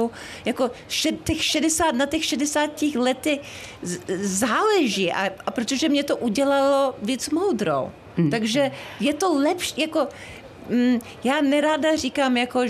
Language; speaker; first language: Czech; early bilingual, heritage; Czech